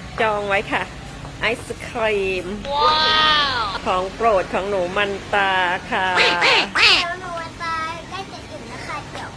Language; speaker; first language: Thai; native; Thai